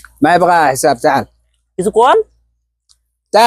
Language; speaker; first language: Arabic; non-native, learner; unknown